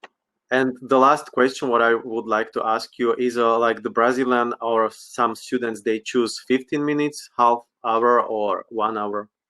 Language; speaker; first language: English; non-native, learner; Slovak